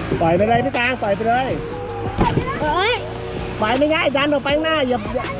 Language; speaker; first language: Thai; native; Thai